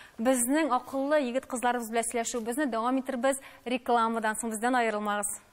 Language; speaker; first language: Tatar; native; Tatar